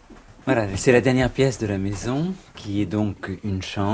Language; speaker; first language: French; native; French